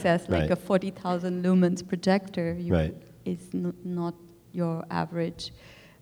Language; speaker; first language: English; non-native, local second language; Urdu